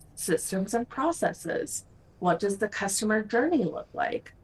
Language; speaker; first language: English; non-native, fluent; Spanish